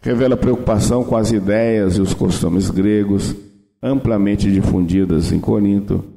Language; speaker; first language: Portuguese; native; Portuguese